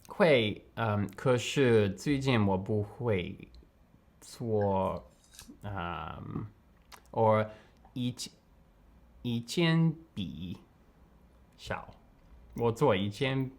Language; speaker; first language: Chinese; non-native, learner; English